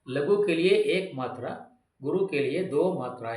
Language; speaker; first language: Hindi; non-native, local second language; Tamil